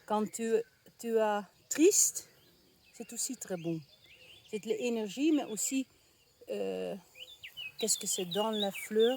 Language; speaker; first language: French; non-native, learner; Dutch